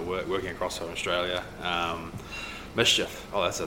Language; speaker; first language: English; native; English